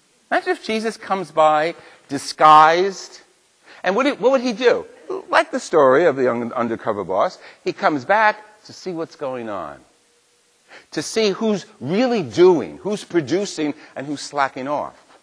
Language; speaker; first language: English; native; English